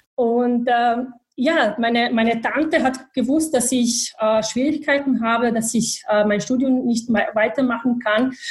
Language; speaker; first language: German; non-native, fluent; Bosnian